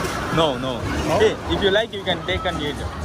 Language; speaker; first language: English; non-native, learner; Tamil